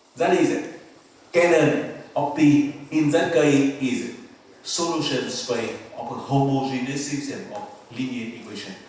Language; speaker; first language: English; non-native, fluent; Vietnamese